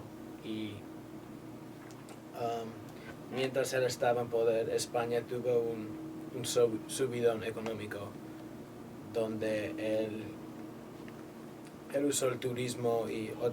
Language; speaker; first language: Spanish; native; Spanish